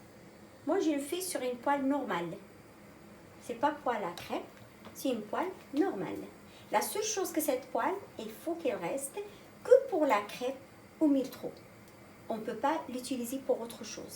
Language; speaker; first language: French; non-native, local second language; Arabic